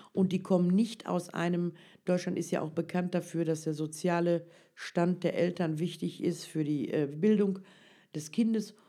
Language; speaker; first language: German; early bilingual, other home language; Turkish